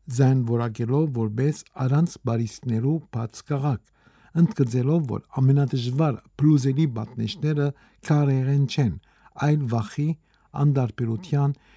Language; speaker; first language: Armenian; early bilingual, heritage; Armenian